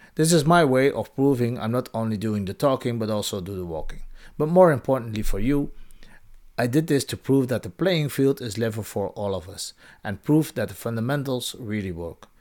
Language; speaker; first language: English; non-native, fluent; Dutch